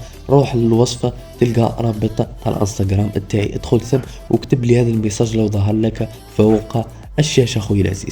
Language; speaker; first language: Arabic; native; Arabic